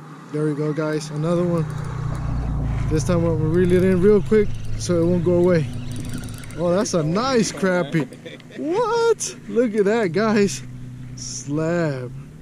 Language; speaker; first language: English; native; English